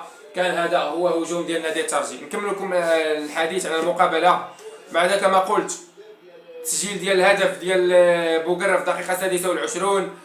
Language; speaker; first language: Arabic; native; Arabic